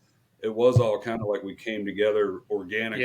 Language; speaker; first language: English; native; English